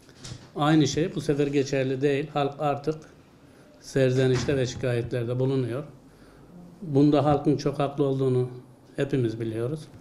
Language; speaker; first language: Turkish; native; Turkish